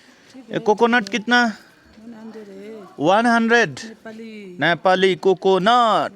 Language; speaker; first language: Hindi; non-native, learner; Bangla